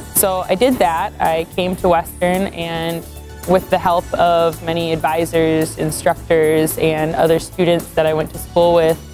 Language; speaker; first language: English; native; English